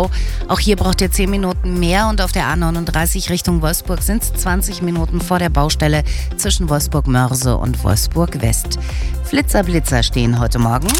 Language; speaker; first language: German; native; German